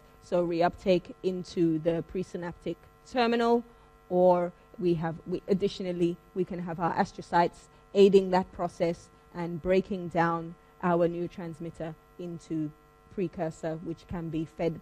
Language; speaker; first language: English; native; English